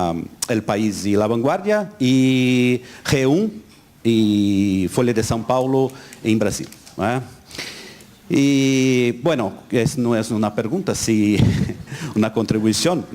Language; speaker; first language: Spanish; non-native, learner; Portuguese